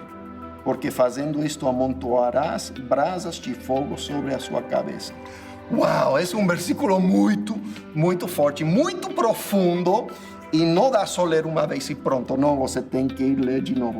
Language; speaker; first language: Portuguese; non-native, fluent; English